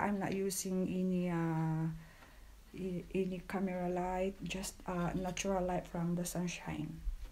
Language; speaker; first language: English; non-native, local second language; Filipino